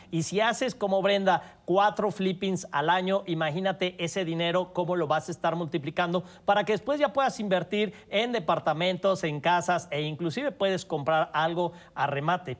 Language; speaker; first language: Spanish; native; Spanish